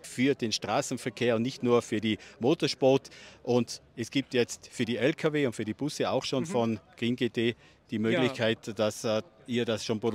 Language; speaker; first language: German; native; German